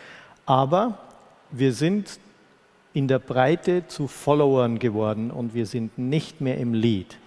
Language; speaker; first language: German; native; German